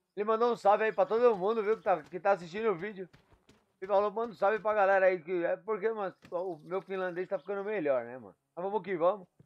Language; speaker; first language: Portuguese; native; Portuguese